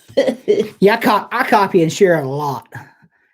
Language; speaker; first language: English; native; English